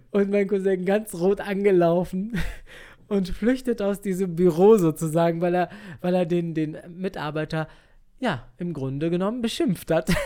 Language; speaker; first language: German; early bilingual, other home language; Turkish